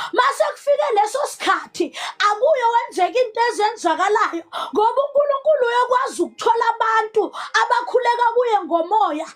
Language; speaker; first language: Zulu; non-native, local second language; Southern Sotho